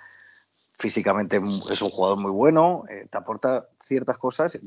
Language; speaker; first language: Spanish; native; Spanish